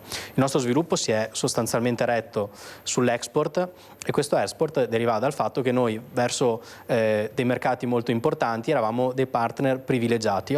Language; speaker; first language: Italian; native; Italian